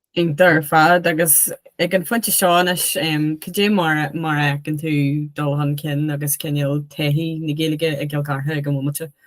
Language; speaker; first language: Irish; native; Irish